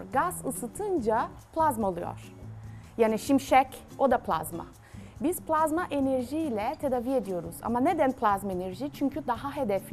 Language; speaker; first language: Turkish; non-native, learner; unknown